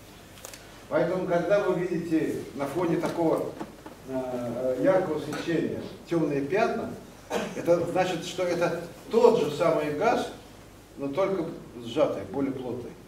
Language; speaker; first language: Russian; native; Russian